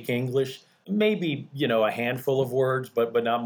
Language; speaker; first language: English; early bilingual, other home language; Spanish